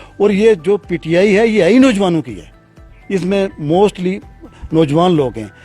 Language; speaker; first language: Urdu; non-native, local second language; Pahari-Potwari